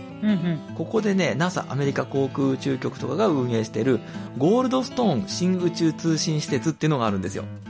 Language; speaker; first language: Japanese; native; Japanese